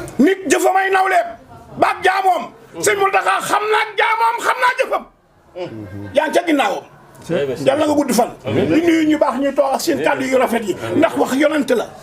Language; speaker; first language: Wolof; native; Wolof